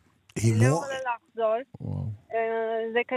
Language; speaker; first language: Hebrew; non-native, learner; Turkish